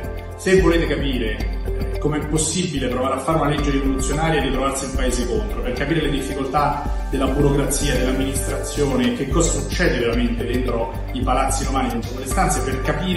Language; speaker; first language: Italian; native; Italian